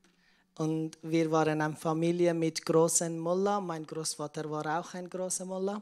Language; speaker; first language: German; non-native, learner; Persian